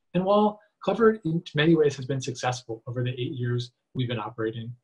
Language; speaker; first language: English; native; English